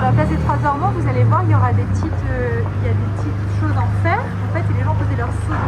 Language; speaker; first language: French; native; French